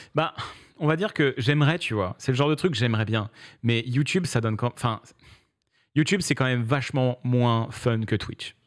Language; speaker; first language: French; native; French